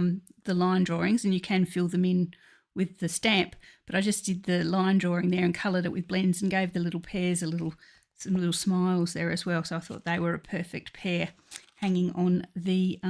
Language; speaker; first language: English; native; English